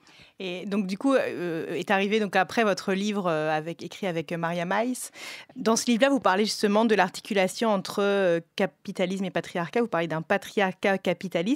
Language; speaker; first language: French; native; French